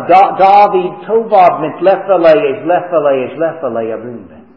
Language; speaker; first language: Hungarian; non-native, fluent; English